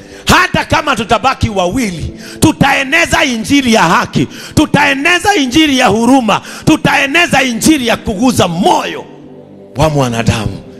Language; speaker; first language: Swahili; non-native, local second language; Kikuyu